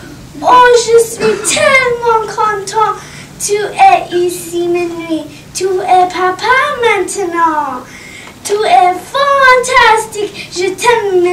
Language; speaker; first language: French; non-native, learner; English